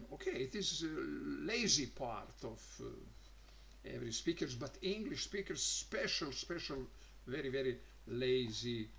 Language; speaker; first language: English; non-native, learner; Croatian